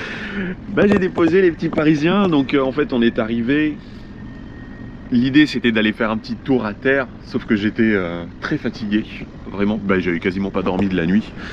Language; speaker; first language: French; native; French